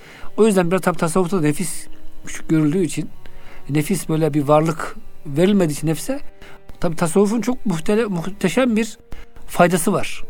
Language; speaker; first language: Turkish; native; Turkish